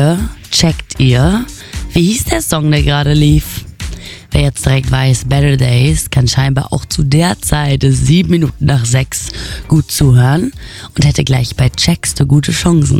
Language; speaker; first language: German; native; German